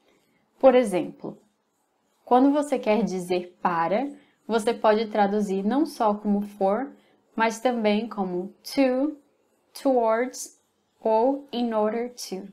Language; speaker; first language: Portuguese; non-native, fluent; English